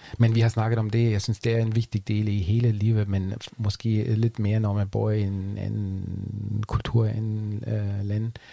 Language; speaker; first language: Danish; non-native, fluent; German